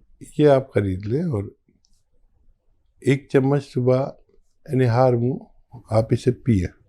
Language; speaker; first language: Hindi; native; Hindi